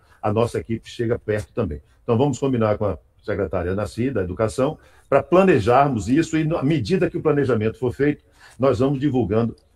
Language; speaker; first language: Portuguese; native; Portuguese